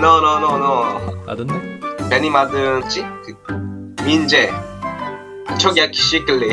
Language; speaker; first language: Turkish; non-native, learner; Korean